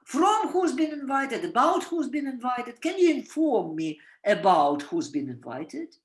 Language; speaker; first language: English; non-native, fluent; Russian